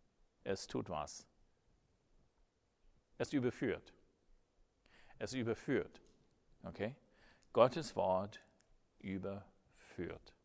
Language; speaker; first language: German; non-native, fluent; English